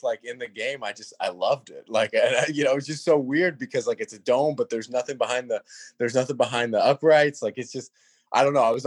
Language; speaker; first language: English; native; English